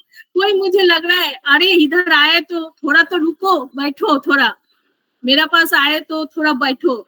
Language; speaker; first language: Hindi; non-native, local second language; Bangla